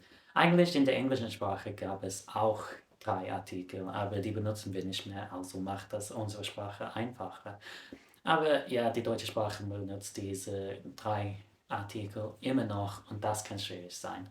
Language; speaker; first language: German; non-native, fluent; English